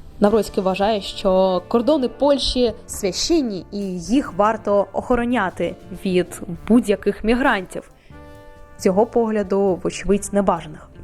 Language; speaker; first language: Ukrainian; native; Ukrainian